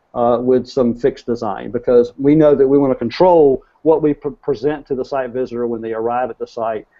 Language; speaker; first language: English; native; English